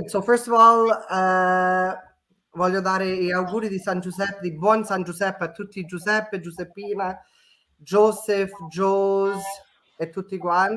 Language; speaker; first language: Italian; early bilingual, heritage; English